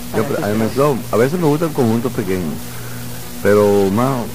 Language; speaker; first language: Spanish; native; Spanish